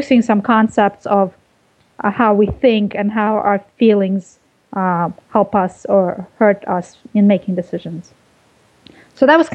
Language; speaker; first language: English; early bilingual, other home language; Russian